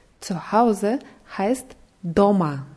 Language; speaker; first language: German; non-native, fluent; Russian